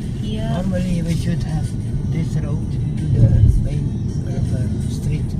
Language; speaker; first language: English; non-native, fluent; Dutch